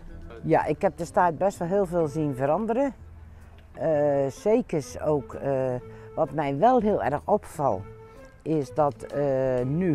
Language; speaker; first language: Dutch; native; Dutch